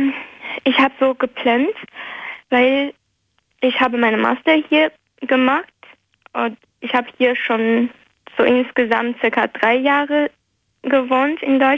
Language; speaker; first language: German; non-native, fluent; Chinese